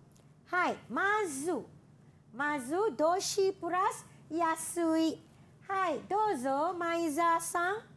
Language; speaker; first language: Japanese; non-native, fluent; Malay